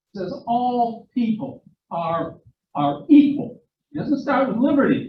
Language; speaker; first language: English; non-native, fluent; Ukrainian